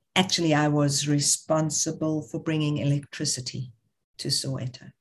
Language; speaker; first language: English; native; English